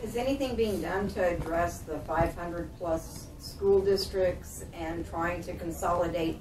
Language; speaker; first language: English; native; English